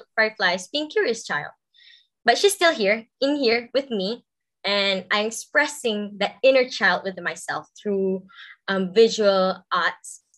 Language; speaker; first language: English; non-native, local second language; Malay